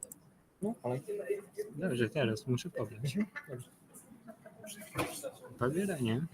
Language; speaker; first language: Polish; non-native, fluent; Ukrainian